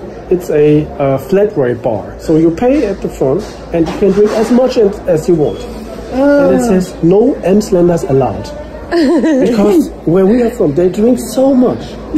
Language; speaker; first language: English; non-native, fluent; German